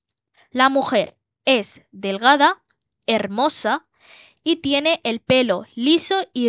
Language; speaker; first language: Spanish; non-native, fluent; Bangla